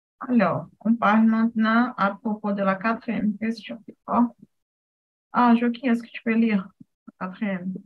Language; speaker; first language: French; non-native, fluent; Portuguese